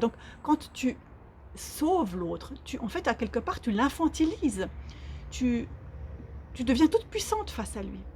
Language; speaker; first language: French; native; French